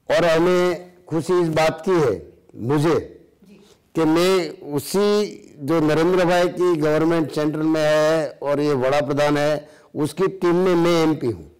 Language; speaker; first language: Hindi; non-native, local second language; Gujarati